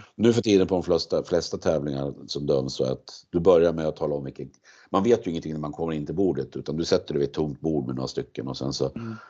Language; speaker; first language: Swedish; native; Swedish